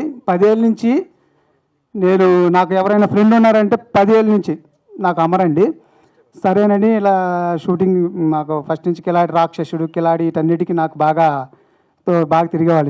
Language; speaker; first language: Telugu; native; Telugu